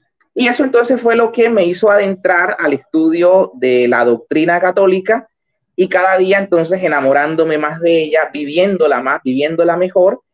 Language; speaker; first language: Spanish; native; Spanish